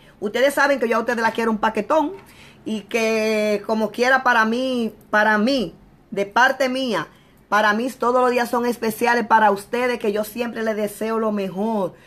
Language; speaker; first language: Spanish; native; Spanish